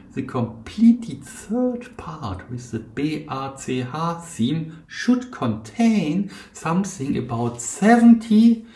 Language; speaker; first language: English; non-native, fluent; German